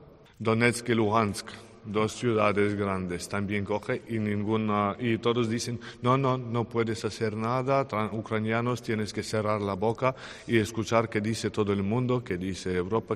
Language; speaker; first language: Spanish; non-native, learner; Ukrainian